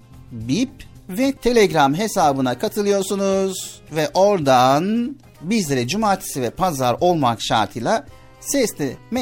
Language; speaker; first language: Turkish; native; Turkish